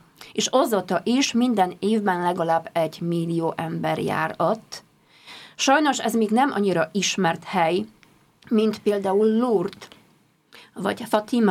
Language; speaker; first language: Hungarian; non-native, fluent; Polish